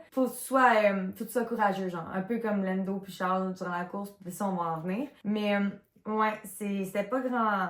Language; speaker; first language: French; native; French